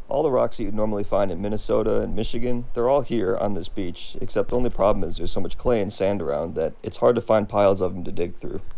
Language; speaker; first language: English; native; English